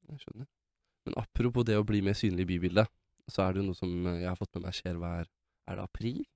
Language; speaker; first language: Norwegian; native; Norwegian